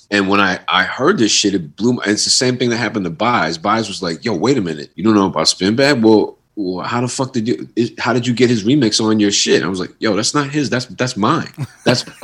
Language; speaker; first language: English; native; English